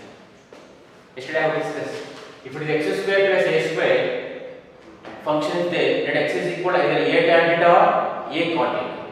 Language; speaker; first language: English; non-native, local second language; Kannada